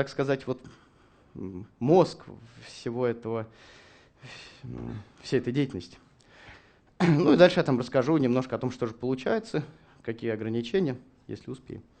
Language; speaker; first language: Russian; native; Russian